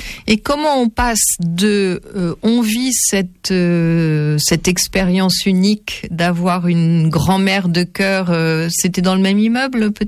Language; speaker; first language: French; native; French